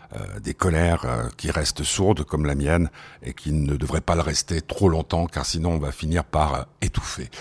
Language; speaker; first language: French; non-native, fluent; Spanish